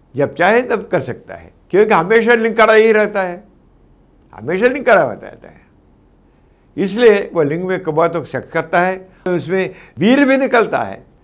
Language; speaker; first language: Hindi; non-native, local second language; Telugu